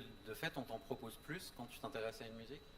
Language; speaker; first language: French; native; French